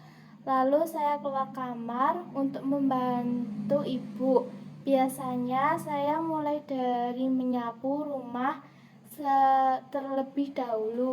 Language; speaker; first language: Indonesian; non-native, local second language; Javanese